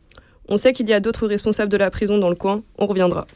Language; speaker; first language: French; native; French